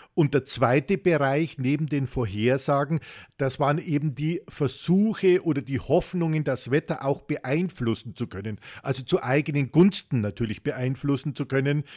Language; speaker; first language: German; native; German